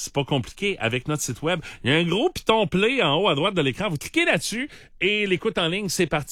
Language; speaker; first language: French; native; French